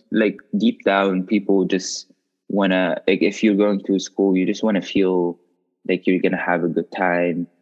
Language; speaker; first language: English; non-native, fluent; Arabic